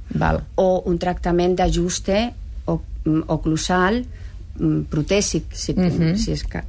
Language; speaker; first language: Catalan; non-native, local second language; Spanish